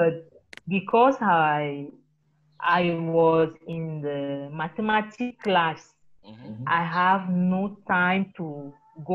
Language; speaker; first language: English; non-native, learner; French